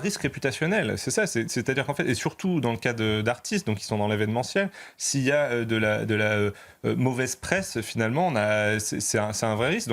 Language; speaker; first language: French; native; French